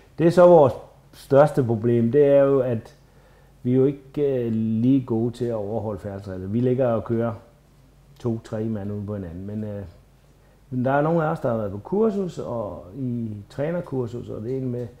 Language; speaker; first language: Danish; native; Danish